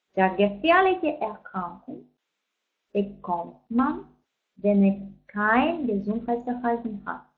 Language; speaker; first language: German; non-native, fluent; Russian